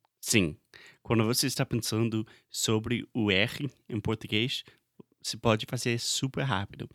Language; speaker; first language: Portuguese; non-native, fluent; English